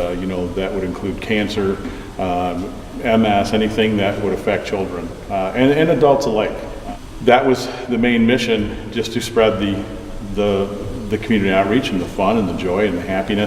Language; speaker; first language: English; native; English